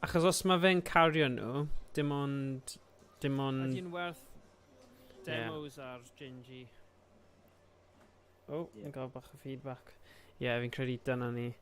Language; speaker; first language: Welsh; non-native, local second language; English